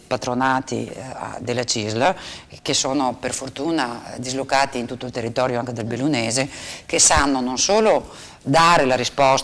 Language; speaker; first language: Italian; native; Italian